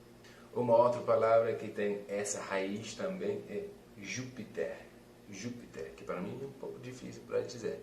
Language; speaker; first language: Portuguese; non-native, fluent; English